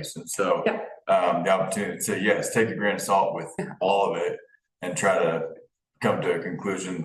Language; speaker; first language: English; native; English